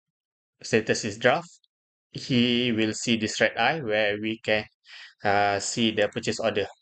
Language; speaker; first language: English; non-native, local second language; Malay